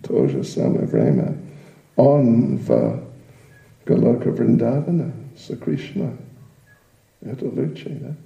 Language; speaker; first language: Russian; non-native, learner; English